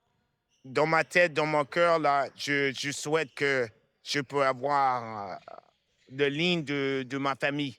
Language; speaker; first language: French; non-native, fluent; English